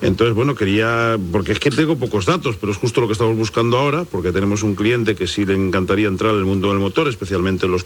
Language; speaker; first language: Spanish; native; Spanish